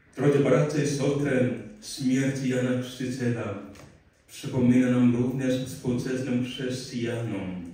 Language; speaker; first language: Polish; non-native, fluent; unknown